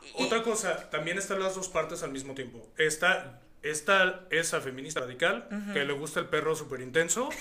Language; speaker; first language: Spanish; native; Spanish